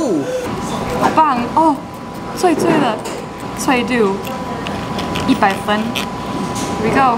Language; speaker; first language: Chinese; non-native, fluent; English